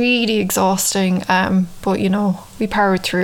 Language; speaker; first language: English; native; English